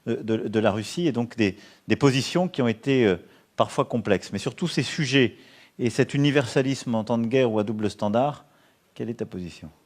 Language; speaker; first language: French; native; French